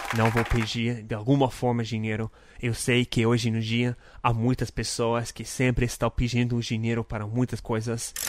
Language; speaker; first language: Portuguese; non-native, learner; English